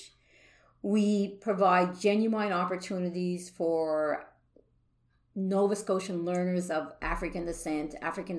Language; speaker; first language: English; native; English